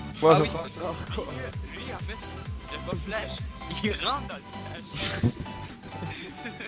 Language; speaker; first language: French; native; French